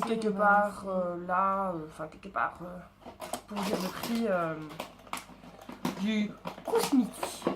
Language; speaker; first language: French; native; French